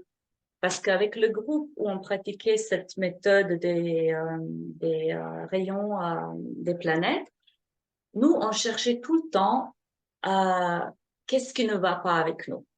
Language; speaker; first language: French; non-native, fluent; Slovenian